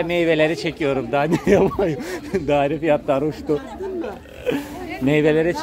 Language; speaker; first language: Turkish; non-native, fluent; Russian